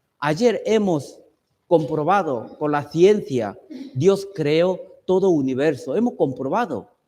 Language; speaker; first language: Spanish; non-native, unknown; Chinese